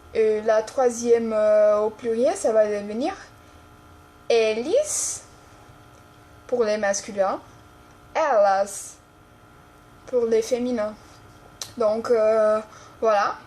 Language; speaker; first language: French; non-native, fluent; Portuguese